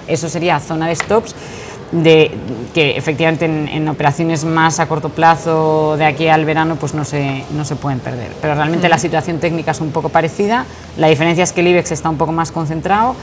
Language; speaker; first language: Spanish; native; Spanish